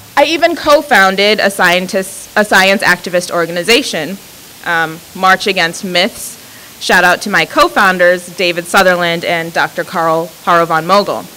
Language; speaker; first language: English; native; English